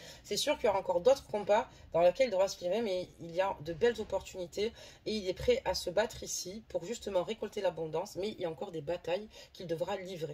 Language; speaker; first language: French; native; French